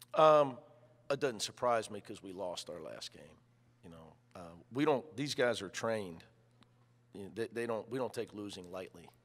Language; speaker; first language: English; native; English